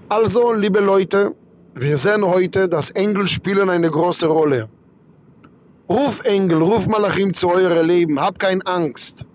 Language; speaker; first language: German; non-native, fluent; Hebrew